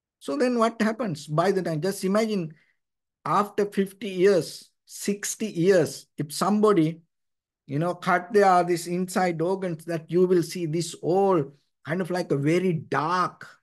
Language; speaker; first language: English; non-native, fluent; Sinhala